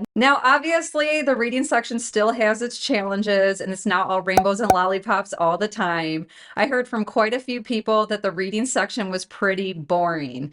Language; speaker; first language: English; native; English